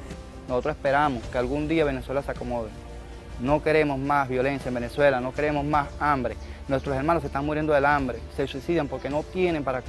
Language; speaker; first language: Spanish; native; Spanish